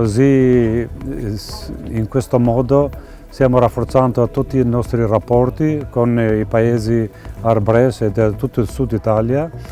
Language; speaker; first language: Italian; non-native, fluent; Albanian